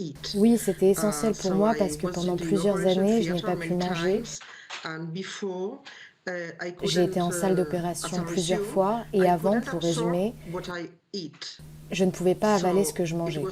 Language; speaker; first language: French; non-native, fluent; Spanish